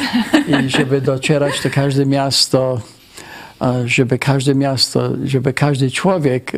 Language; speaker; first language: Polish; non-native, fluent; English